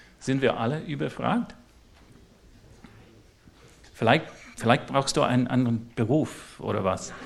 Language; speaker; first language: German; non-native, fluent; English